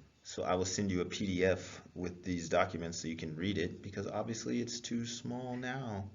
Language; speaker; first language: English; native; English